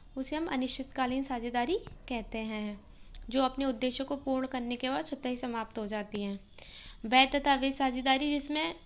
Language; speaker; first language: Hindi; native; Hindi